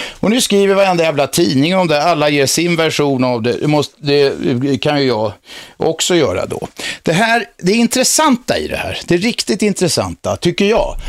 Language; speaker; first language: Swedish; native; Swedish